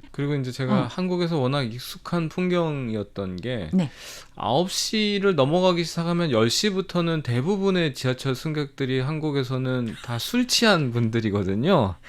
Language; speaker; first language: Korean; native; Korean